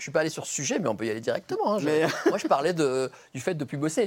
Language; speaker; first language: French; native; French